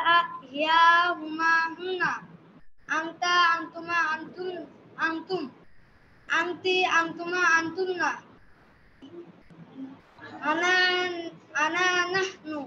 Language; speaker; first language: Arabic; non-native, learner; Bangla